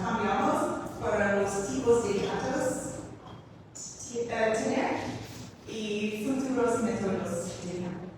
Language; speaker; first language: Spanish; non-native, learner; English